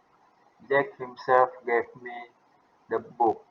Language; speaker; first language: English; non-native, fluent; Indonesian